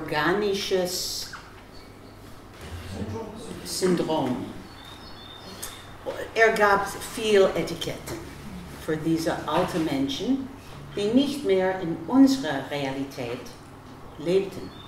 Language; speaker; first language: German; non-native, fluent; English